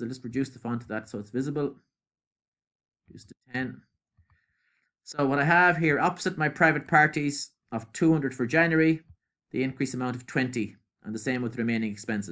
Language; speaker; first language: English; native; English